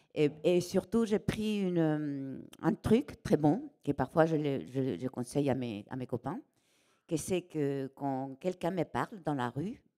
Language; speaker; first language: French; non-native, fluent; Spanish